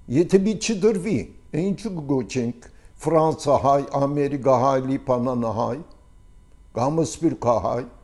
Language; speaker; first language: Armenian; early bilingual, heritage; Armenian